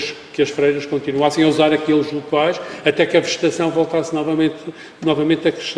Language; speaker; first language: Portuguese; native; Portuguese